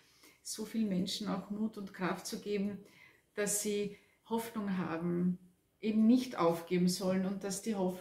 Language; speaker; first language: German; native; German